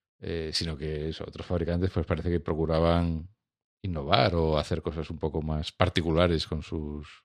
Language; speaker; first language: Spanish; native; Spanish